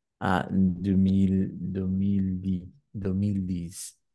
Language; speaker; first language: French; non-native, learner; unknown